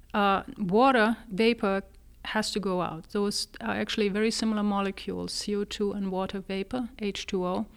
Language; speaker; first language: English; non-native, fluent; German